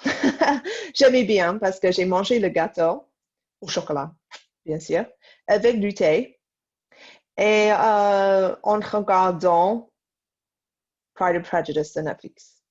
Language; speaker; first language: French; non-native, fluent; English